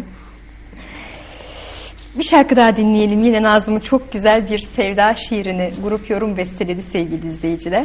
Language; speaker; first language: Turkish; native; Turkish